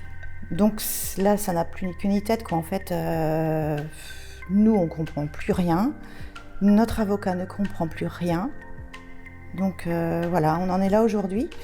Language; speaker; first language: French; native; French